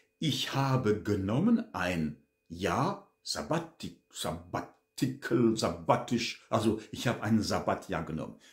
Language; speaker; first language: German; non-native, fluent; French